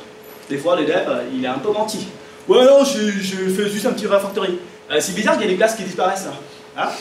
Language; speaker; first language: French; native; French